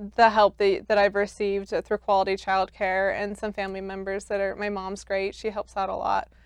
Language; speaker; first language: English; native; English